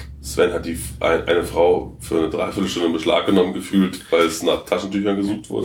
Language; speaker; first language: German; native; German